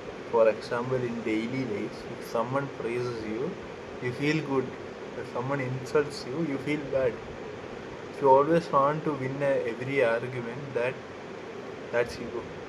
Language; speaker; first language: English; non-native, local second language; Malayalam